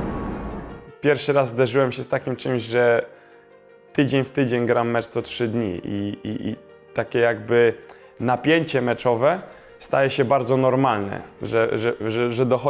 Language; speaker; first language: Polish; native; Polish